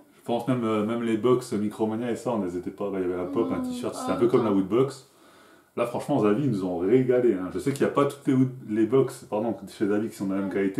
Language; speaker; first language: French; native; French